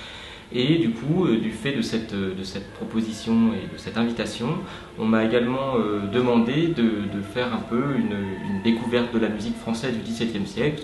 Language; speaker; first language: French; native; French